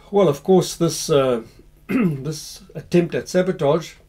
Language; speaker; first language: English; native; English